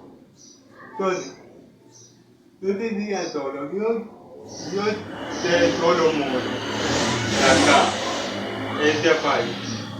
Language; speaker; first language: Spanish; non-native, learner; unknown